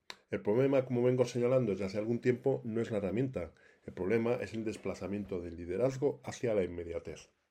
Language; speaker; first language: Spanish; native; Spanish